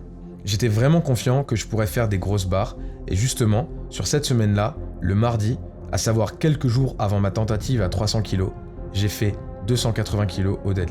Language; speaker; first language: French; native; French